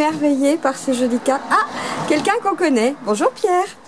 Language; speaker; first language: French; native; French